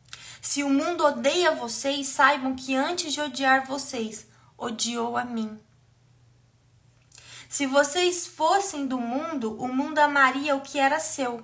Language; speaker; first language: Portuguese; native; Portuguese